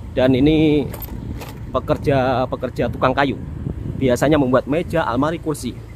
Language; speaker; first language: Indonesian; native; Indonesian